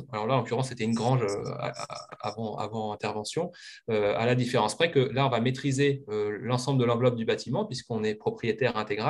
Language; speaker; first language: French; native; French